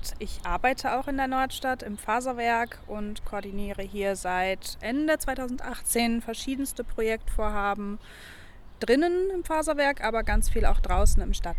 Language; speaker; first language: German; native; German